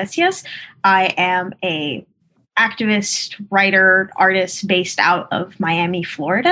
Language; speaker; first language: English; early bilingual, other home language; Spanish